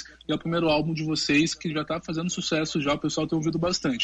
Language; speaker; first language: Portuguese; native; Portuguese